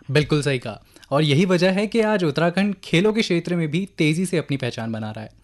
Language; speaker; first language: Hindi; native; Hindi